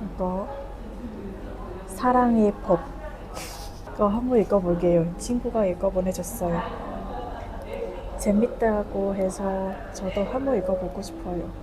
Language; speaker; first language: Korean; non-native, learner; Vietnamese